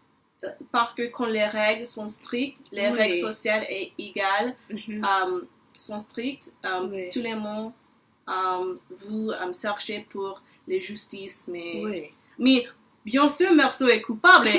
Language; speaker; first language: French; non-native, learner; English